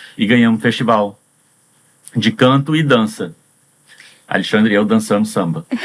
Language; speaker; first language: Portuguese; early bilingual, heritage; Portuguese